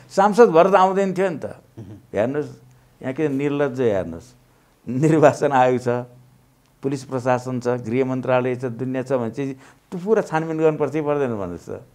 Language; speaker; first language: Nepali; native; Nepali